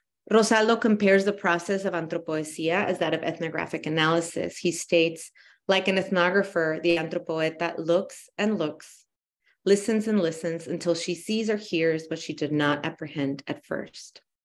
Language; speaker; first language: English; early bilingual, other home language; Spanish